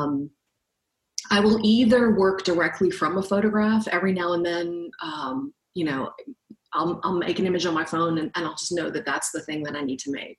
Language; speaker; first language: English; native; English